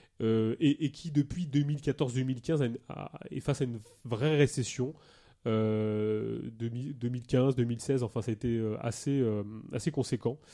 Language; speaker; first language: French; native; French